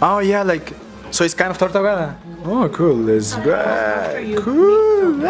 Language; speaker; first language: English; non-native, learner; Spanish